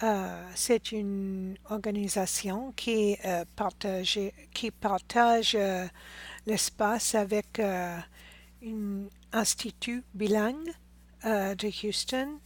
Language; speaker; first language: French; non-native, learner; English